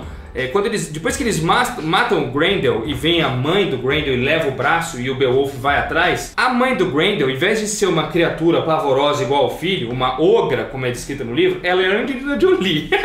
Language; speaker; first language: Portuguese; native; Portuguese